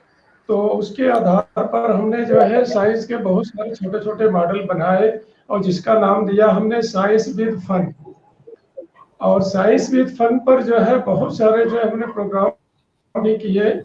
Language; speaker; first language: Hindi; native; Hindi